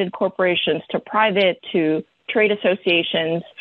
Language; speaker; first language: English; early bilingual, other home language; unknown